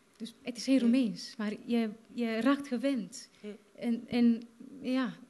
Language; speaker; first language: Dutch; non-native, fluent; Romanian